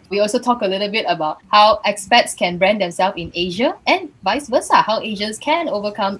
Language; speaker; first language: English; native; English